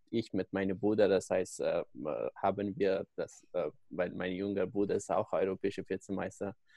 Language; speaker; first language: German; non-native, learner; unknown